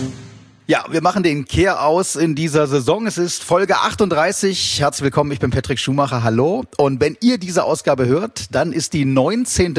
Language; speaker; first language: German; native; German